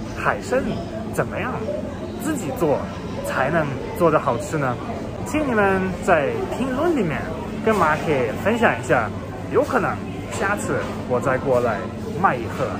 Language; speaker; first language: Chinese; non-native, fluent; German